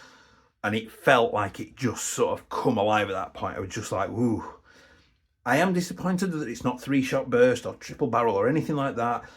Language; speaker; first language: English; native; English